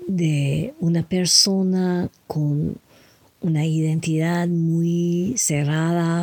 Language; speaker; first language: Spanish; non-native, learner; English